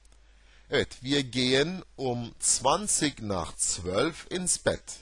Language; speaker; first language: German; non-native, fluent; Turkish